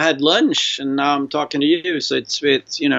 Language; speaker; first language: English; non-native, fluent; Swedish